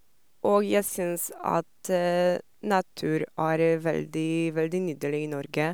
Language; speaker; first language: Norwegian; non-native, learner; Polish